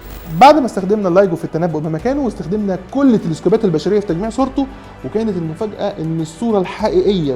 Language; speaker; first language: Arabic; native; Arabic